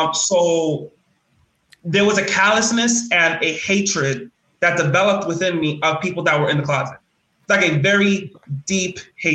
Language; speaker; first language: English; native; English